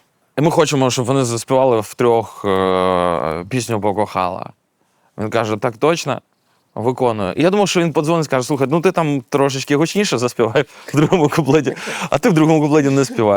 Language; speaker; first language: Ukrainian; native; Ukrainian